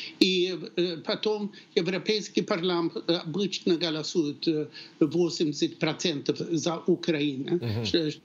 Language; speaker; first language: Russian; non-native, fluent; Swedish